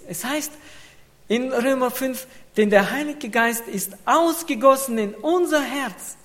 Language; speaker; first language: German; non-native, fluent; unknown